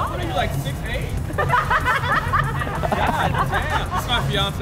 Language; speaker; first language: English; native; English